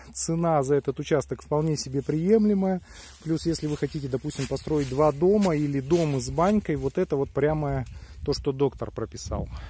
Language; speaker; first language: Russian; native; Russian